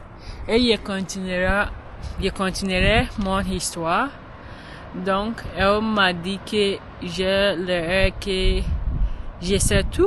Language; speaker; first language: French; non-native, learner; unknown